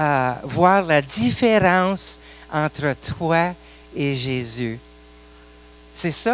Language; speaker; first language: French; non-native, local second language; English